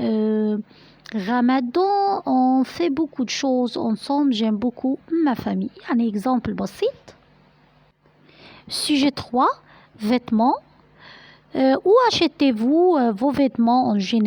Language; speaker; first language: French; non-native, fluent; Arabic